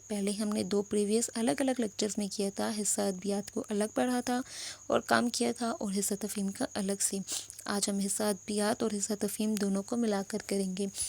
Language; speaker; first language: Urdu; non-native, local second language; Pashto